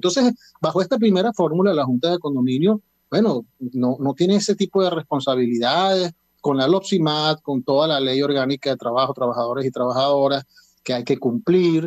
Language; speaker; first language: Spanish; native; Spanish